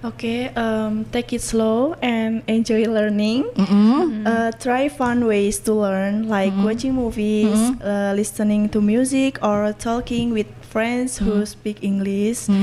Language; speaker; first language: English; non-native, learner; Indonesian